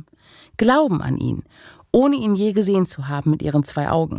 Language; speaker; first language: German; native; German